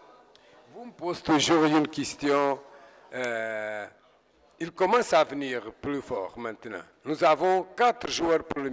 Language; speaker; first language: French; non-native, fluent; Portuguese